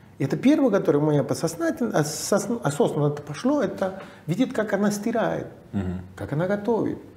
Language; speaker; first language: Russian; non-native, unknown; Spanish